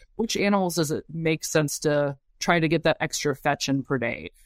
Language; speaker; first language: English; native; English